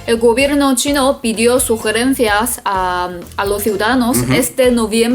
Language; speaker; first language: Spanish; non-native, fluent; Chinese